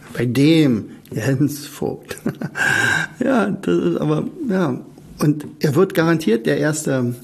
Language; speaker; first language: German; native; German